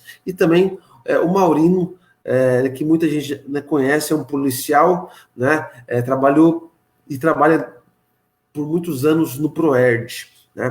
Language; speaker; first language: Portuguese; native; Portuguese